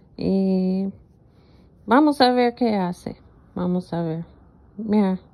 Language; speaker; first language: Spanish; early bilingual, heritage; Spanish